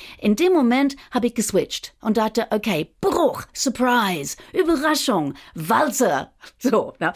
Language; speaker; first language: German; non-native, fluent; English